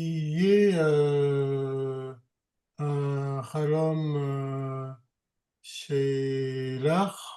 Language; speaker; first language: Hebrew; non-native, learner; French